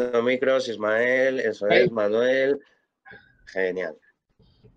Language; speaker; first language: Spanish; native; Spanish